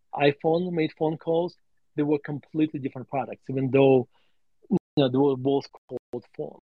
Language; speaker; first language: English; non-native, fluent; Russian